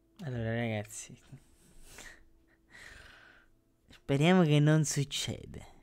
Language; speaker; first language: Italian; native; Italian